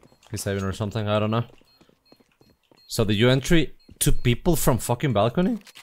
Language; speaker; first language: English; non-native, fluent; Spanish